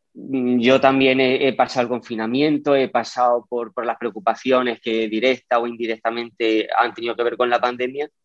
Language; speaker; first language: Spanish; native; Spanish